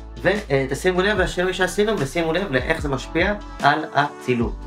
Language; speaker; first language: Hebrew; native; Hebrew